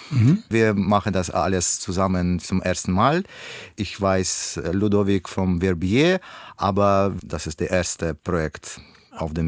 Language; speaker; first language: German; non-native, learner; Russian